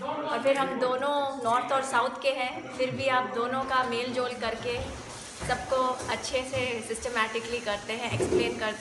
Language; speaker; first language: Hindi; native; Hindi